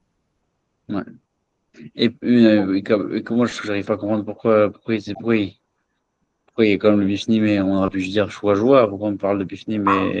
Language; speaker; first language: French; native; French